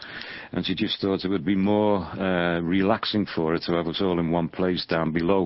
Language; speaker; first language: English; native; English